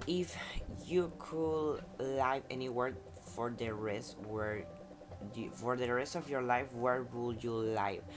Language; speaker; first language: English; non-native, fluent; Spanish